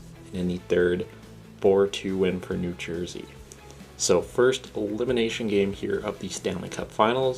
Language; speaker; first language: English; native; English